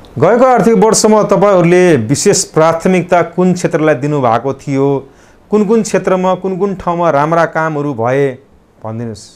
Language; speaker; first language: Nepali; native; Nepali